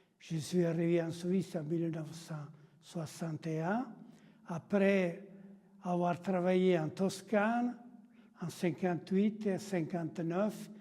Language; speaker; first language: French; non-native, fluent; Italian